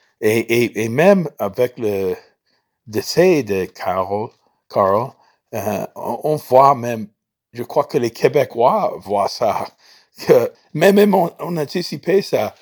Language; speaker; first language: French; non-native, fluent; English